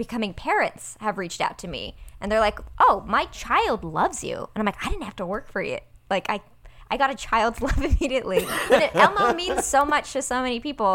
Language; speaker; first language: English; early bilingual, other home language; Persian